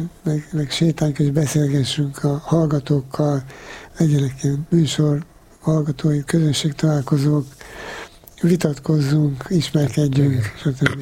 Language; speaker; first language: Hungarian; native; Hungarian